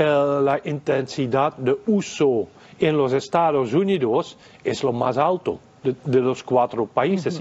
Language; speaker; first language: Spanish; non-native, fluent; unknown